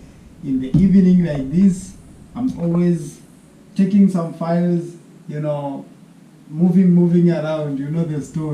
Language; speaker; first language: English; non-native, local second language; Swahili